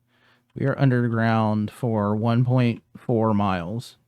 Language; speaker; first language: English; native; English